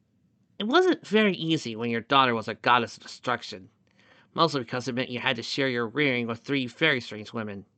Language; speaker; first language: English; native; English